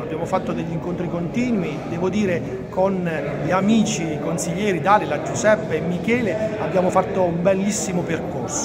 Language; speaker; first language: Italian; native; Italian